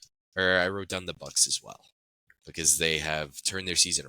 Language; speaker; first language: English; native; English